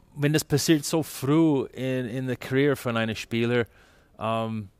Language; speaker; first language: German; non-native, fluent; English